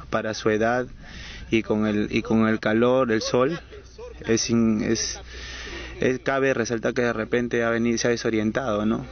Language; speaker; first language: Spanish; native; Spanish